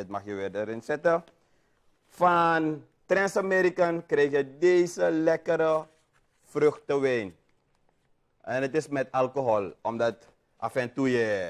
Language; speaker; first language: Dutch; native; Dutch